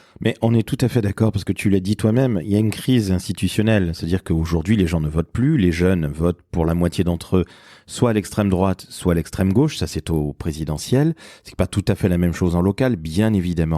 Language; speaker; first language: French; native; French